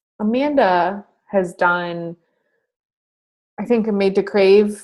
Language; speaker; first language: English; native; English